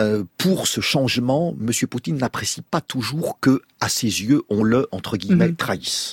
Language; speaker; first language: French; native; French